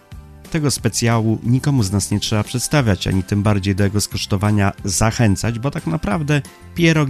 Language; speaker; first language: Polish; native; Polish